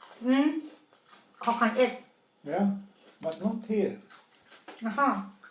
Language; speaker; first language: English; non-native, learner; Swedish